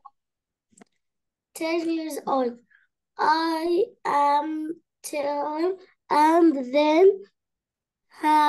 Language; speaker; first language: English; non-native, learner; Arabic